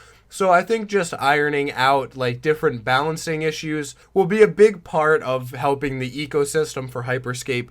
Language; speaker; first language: English; native; English